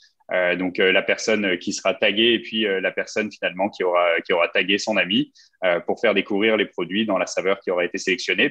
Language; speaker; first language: French; native; French